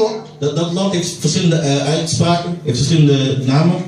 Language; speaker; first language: Dutch; non-native, learner; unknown